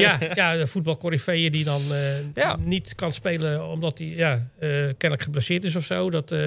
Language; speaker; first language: Dutch; native; Dutch